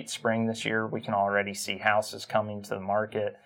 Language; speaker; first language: English; native; English